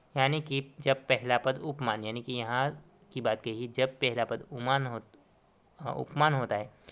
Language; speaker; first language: Hindi; non-native, local second language; Gujarati